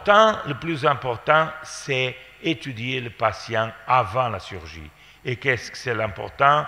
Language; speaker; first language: French; non-native, fluent; Portuguese